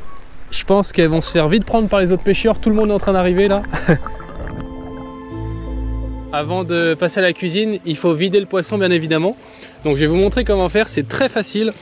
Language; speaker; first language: French; native; French